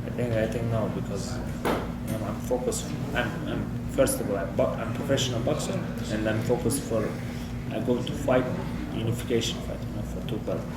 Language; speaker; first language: English; non-native, learner; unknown